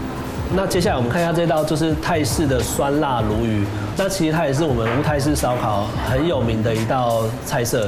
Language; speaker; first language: Chinese; native; Chinese